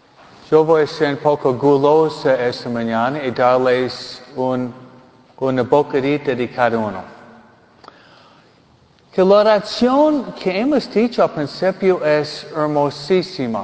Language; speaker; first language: Spanish; non-native, fluent; English